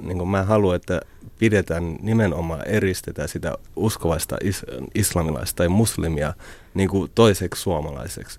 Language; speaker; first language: Finnish; early bilingual, other home language; Arabic